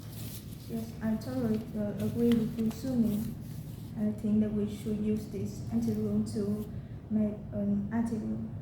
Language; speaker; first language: English; non-native, learner; Vietnamese